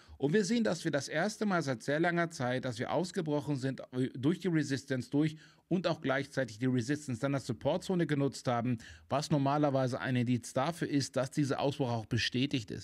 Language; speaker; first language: German; native; German